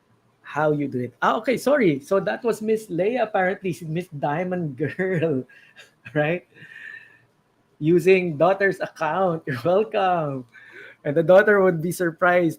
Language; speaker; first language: English; non-native, local second language; Filipino